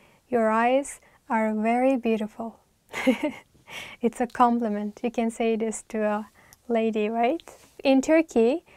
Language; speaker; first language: English; non-native, fluent; Turkish